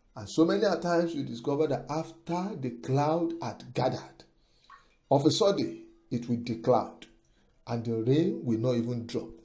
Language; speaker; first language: English; non-native, local second language; Yoruba